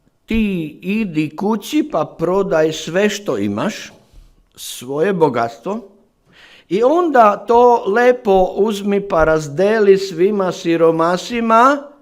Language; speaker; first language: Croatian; non-native, fluent; Slovak